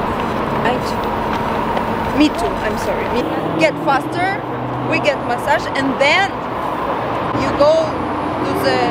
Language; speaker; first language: English; non-native, learner; Russian